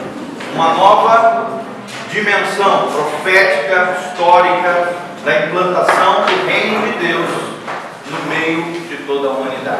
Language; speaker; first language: Portuguese; native; Portuguese